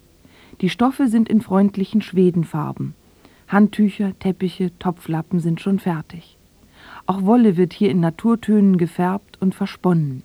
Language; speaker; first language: German; native; German